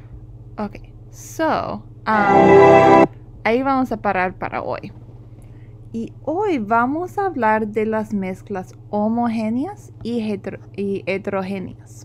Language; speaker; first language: Spanish; non-native, fluent; English